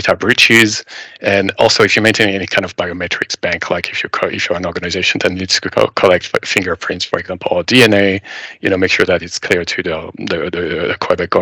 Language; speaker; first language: English; non-native, fluent; French